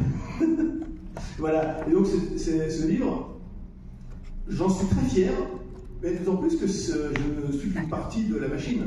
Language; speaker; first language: French; native; French